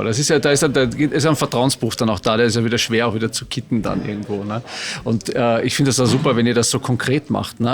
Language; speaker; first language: German; native; German